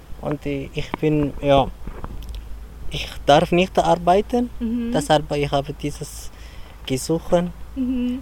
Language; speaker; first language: German; non-native, learner; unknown